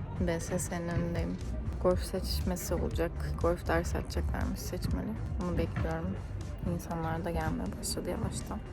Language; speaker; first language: Turkish; native; Turkish